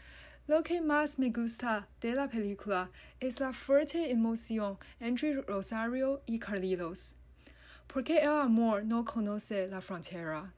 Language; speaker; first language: Spanish; non-native, fluent; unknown